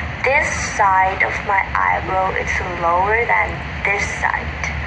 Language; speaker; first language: English; non-native, learner; Thai